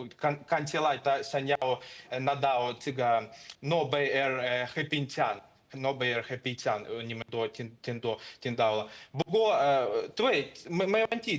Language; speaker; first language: Chinese; non-native, fluent; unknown